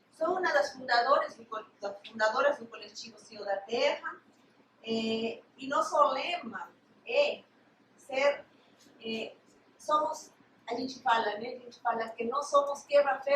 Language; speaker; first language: Portuguese; non-native, fluent; Spanish